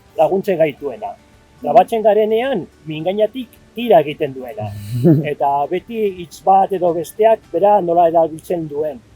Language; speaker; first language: Basque; non-native, local second language; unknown